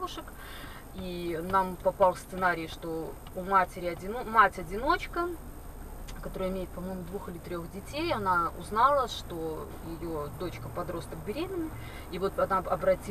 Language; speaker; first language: Russian; native; Russian